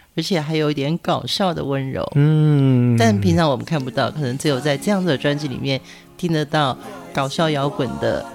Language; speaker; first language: Chinese; non-native, local second language; Min Nan Chinese